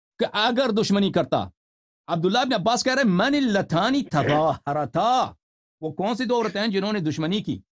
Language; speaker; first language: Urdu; non-native, fluent; Persian